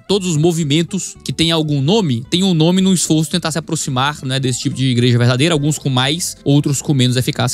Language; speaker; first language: Portuguese; native; Portuguese